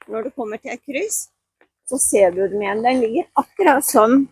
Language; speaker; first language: Norwegian; native; Norwegian